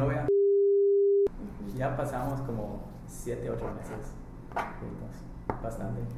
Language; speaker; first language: Spanish; non-native, fluent; English